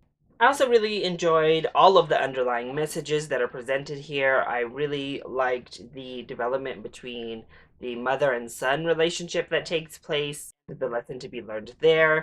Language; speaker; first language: English; native; English